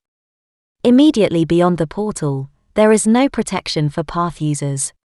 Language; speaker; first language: English; native; English